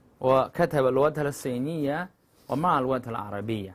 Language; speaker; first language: Arabic; non-native, learner; Chinese